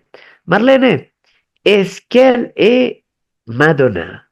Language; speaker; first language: French; non-native, fluent; Spanish